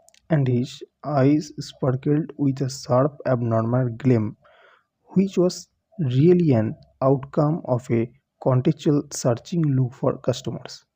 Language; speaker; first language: English; non-native, local second language; Bangla